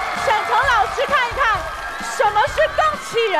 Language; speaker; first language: Chinese; native; Chinese